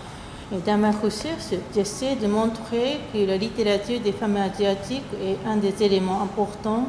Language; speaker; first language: French; non-native, fluent; Japanese